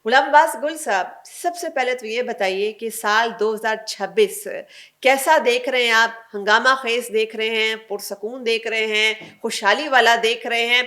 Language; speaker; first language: Urdu; native; Urdu